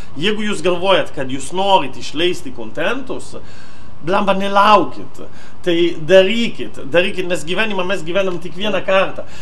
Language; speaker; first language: Lithuanian; non-native, fluent; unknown